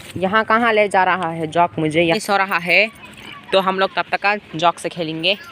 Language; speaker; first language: Hindi; non-native, local second language; Urdu